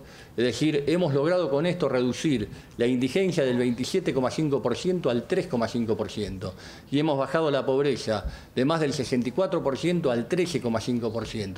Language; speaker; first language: Spanish; native; Spanish